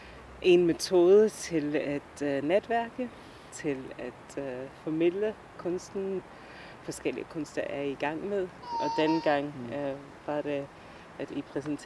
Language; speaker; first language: Danish; non-native, fluent; English